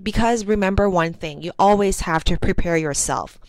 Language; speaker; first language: English; early bilingual, other home language; Chinese